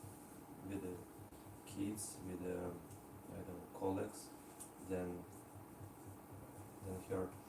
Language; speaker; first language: English; non-native, learner; Russian